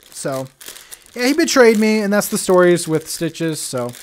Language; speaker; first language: English; native; English